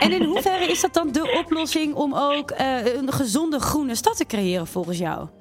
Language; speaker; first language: Dutch; native; Dutch